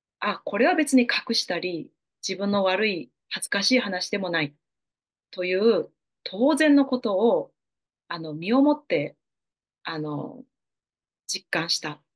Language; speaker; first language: Japanese; native; Japanese